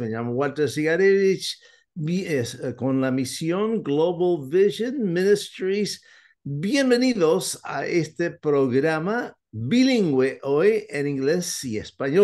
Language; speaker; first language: Spanish; non-native, fluent; English